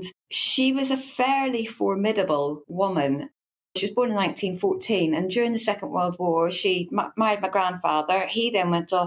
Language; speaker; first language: English; native; English